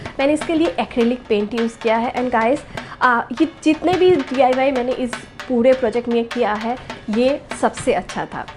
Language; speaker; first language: Hindi; non-native, local second language; Bangla